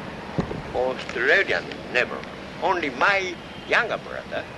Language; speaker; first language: English; non-native, learner; Japanese